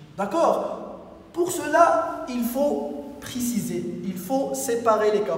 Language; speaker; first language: French; non-native, local second language; Arabic